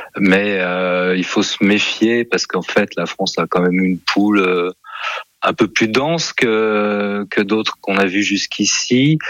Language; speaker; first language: French; native; French